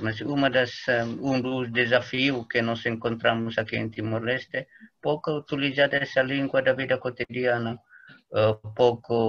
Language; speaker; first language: Portuguese; non-native, learner; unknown